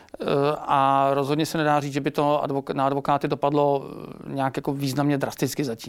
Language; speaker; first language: Czech; native; Czech